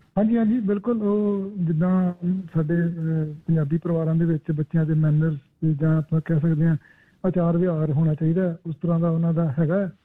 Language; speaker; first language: Punjabi; native; Punjabi